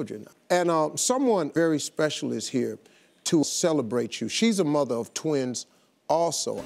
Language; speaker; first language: English; native; English